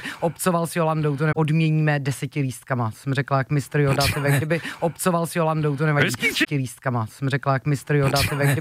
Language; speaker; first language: Czech; native; Czech